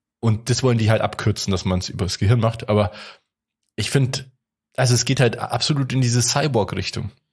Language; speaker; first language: German; native; German